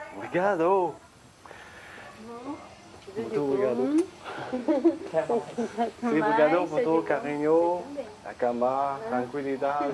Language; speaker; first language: Portuguese; non-native, learner; French